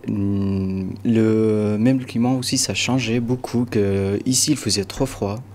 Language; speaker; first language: French; non-native, fluent; Arabic